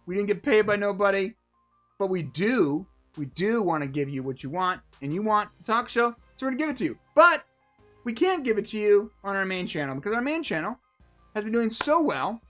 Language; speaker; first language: English; native; English